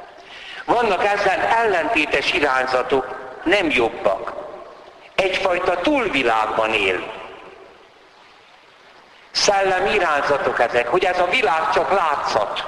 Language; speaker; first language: Hungarian; native; Hungarian